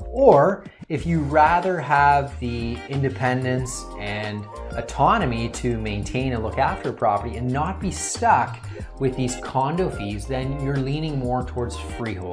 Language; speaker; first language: English; native; English